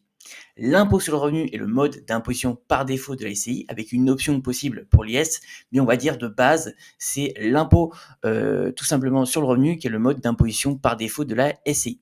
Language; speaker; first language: French; native; French